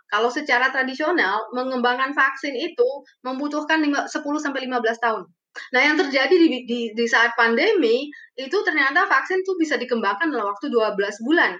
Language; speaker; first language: Indonesian; early bilingual, other home language; Romanian